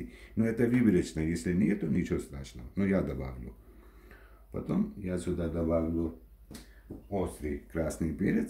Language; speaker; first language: Russian; non-native, learner; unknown